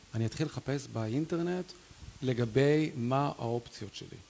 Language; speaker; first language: Hebrew; native; Hebrew